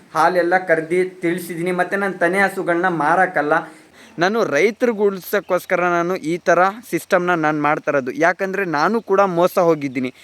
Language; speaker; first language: Kannada; native; Kannada